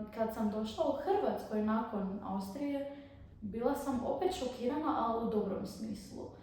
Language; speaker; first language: Bosnian; early bilingual, other home language; Arabic